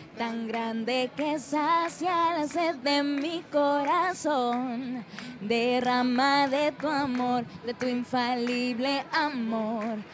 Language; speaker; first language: Spanish; native; Spanish